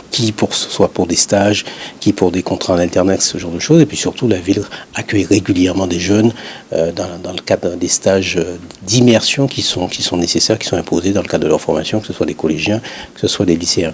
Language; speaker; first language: French; native; French